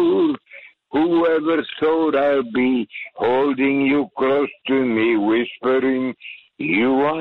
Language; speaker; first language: English; native; English